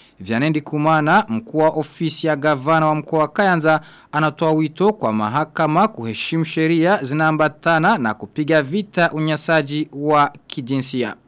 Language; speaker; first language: Swahili; non-native, local second language; Rundi